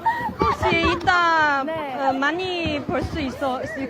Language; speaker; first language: Korean; non-native, learner; Chinese